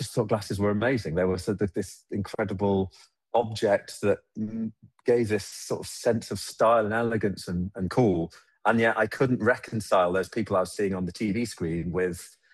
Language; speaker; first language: English; native; English